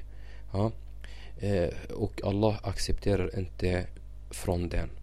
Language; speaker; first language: Swedish; non-native, fluent; Arabic